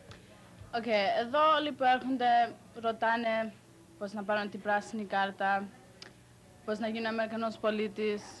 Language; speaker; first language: Greek; early bilingual, heritage; Greek